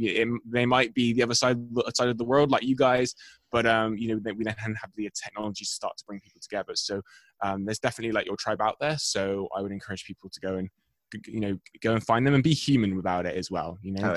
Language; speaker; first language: English; native; English